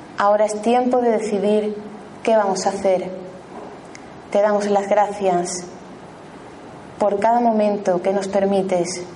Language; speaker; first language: Spanish; native; Spanish